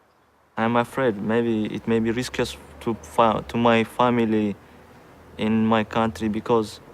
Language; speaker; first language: English; non-native, fluent; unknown